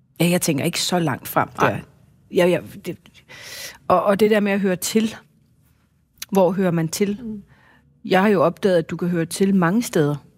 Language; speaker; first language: Danish; native; Danish